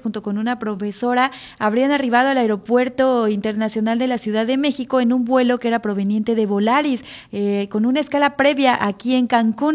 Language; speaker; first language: Spanish; native; Spanish